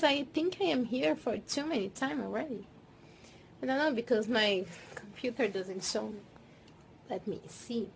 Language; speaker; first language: English; non-native, fluent; Portuguese